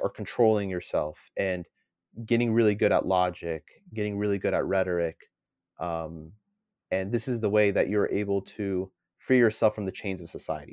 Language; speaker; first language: English; native; English